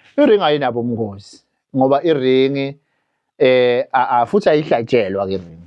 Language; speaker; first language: Zulu; non-native, local second language; Swati